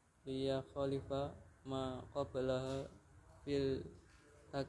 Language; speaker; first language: Arabic; non-native, learner; Indonesian